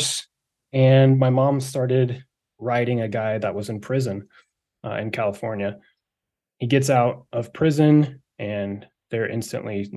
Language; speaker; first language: English; native; English